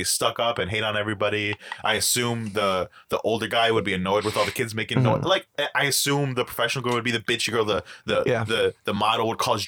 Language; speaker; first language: English; non-native, fluent; Spanish